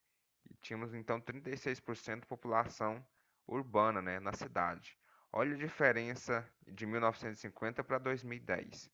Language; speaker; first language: Portuguese; native; Portuguese